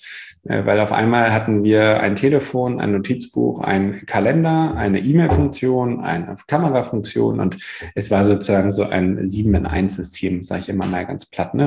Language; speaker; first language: German; native; German